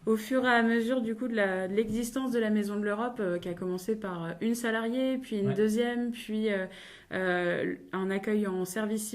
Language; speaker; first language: French; native; French